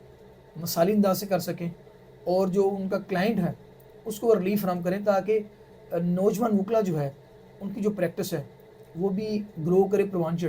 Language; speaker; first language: Urdu; native; Urdu